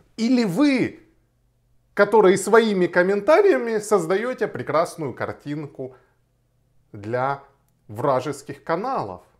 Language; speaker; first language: Russian; native; Russian